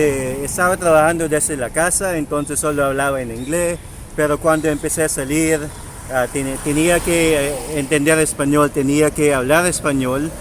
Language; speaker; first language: Spanish; non-native, fluent; Filipino